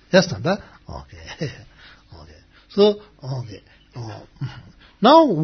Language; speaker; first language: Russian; non-native, learner; Tibetan